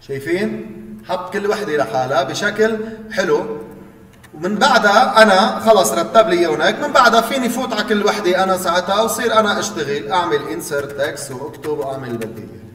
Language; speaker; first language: Arabic; native; Arabic